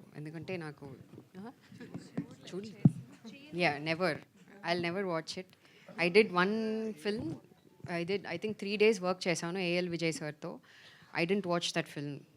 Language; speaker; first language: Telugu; non-native, fluent; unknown